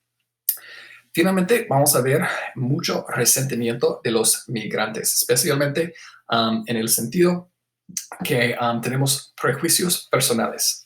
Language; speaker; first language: Spanish; non-native, fluent; English